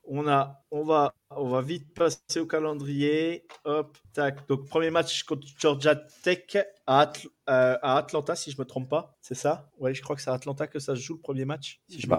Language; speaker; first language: French; native; French